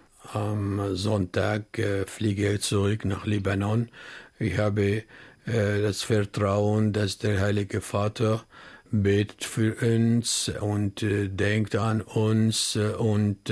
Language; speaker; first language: German; non-native, fluent; Arabic